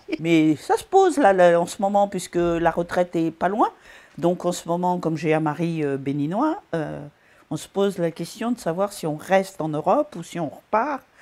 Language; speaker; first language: French; non-native, local second language; Malagasy